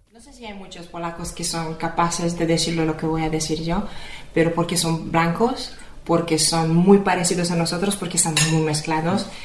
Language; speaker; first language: Spanish; non-native, fluent; Polish